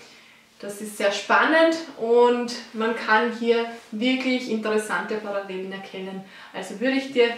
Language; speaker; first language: German; native; German